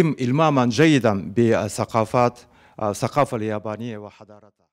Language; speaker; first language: Arabic; non-native, fluent; Japanese